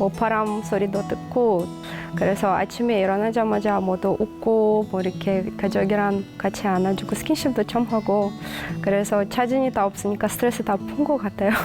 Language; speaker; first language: Korean; non-native, learner; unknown